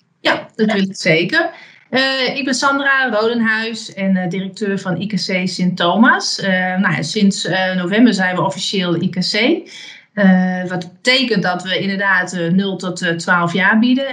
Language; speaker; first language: Dutch; native; Dutch